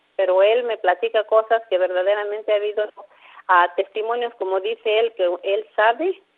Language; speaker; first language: Spanish; native; Spanish